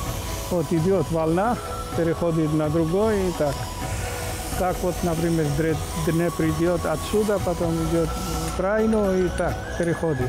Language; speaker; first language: Russian; non-native, fluent; Georgian